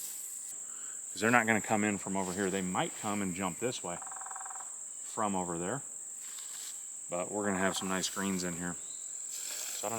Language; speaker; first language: English; native; English